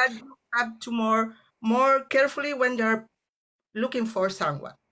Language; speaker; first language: English; non-native, learner; Spanish